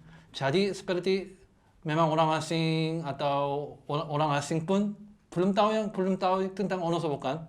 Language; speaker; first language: Indonesian; non-native, learner; Korean